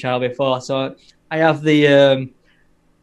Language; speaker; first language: English; native; English